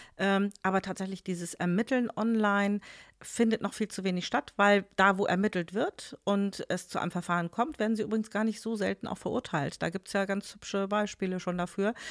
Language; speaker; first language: German; native; German